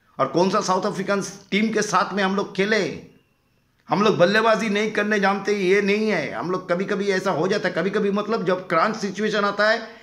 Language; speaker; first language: Hindi; non-native, local second language; Bangla